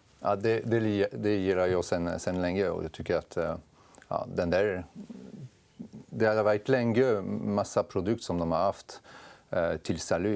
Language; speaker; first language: Swedish; non-native, fluent; French